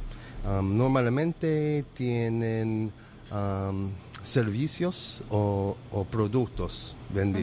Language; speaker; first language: Spanish; non-native, learner; English